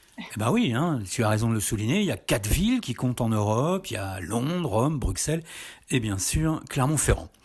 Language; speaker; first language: French; native; French